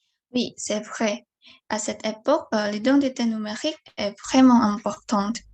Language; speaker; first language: French; non-native, learner; Indonesian